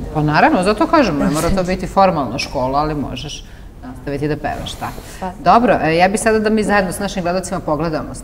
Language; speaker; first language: Serbian; native; Serbian